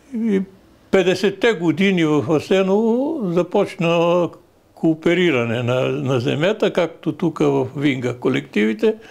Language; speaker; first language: Bulgarian; native; Bulgarian